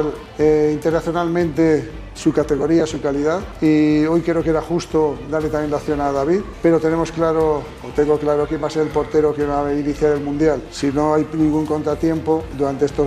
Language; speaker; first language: Spanish; native; Spanish